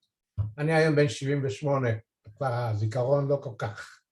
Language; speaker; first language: Hebrew; early bilingual, other home language; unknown